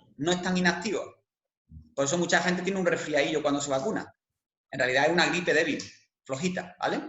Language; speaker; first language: Spanish; native; Spanish